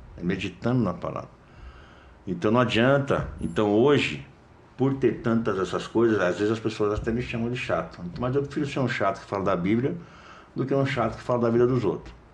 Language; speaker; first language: Portuguese; native; Portuguese